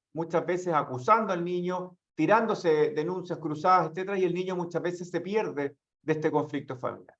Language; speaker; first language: Spanish; native; Spanish